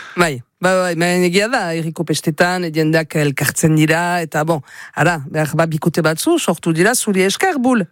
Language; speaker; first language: Basque; native; Basque